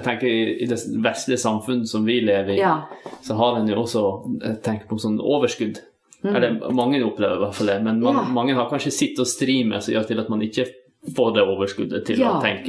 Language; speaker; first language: Norwegian; native; Norwegian